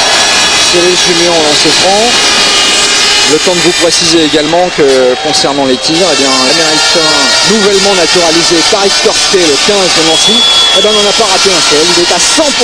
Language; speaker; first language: French; native; French